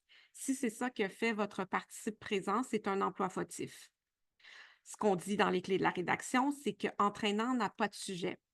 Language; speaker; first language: French; native; French